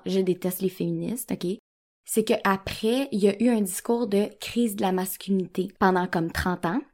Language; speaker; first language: French; native; French